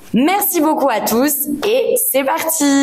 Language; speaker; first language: French; native; French